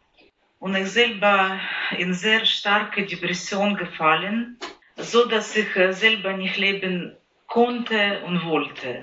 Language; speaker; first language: German; non-native, learner; Ukrainian